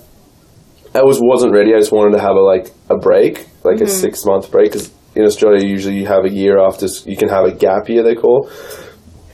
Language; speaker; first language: English; native; English